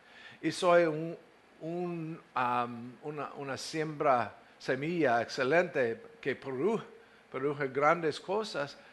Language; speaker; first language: Spanish; non-native, fluent; English